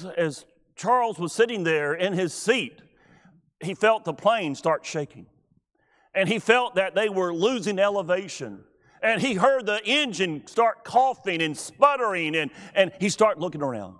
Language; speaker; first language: English; native; English